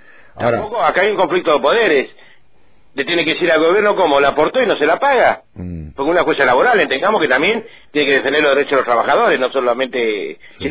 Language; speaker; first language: Spanish; native; Spanish